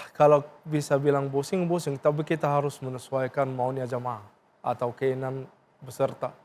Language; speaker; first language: Indonesian; non-native, fluent; Arabic